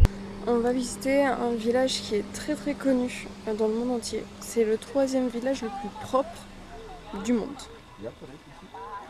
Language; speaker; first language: French; native; French